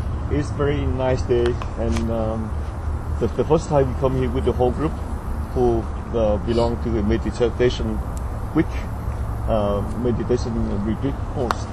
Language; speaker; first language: English; non-native, fluent; Vietnamese